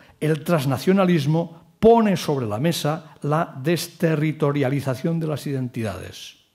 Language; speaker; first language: Spanish; non-native, local second language; Catalan